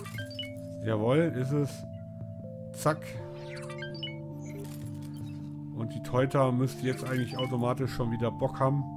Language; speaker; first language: German; native; German